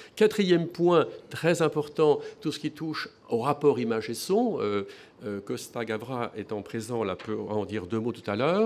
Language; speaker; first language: French; native; French